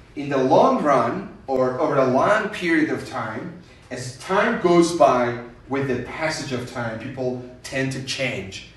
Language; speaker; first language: English; non-native, fluent; Persian